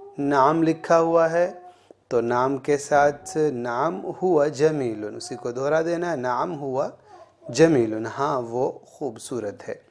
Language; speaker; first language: Urdu; native; Urdu